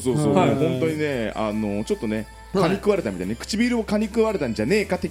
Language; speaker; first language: Japanese; native; Japanese